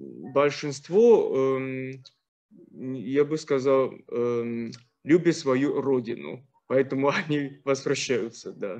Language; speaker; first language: Russian; non-native, fluent; Chinese